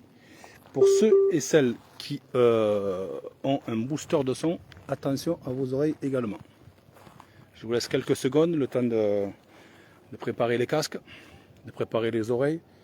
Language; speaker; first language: French; native; French